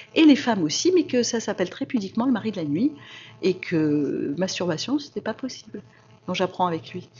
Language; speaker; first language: French; native; French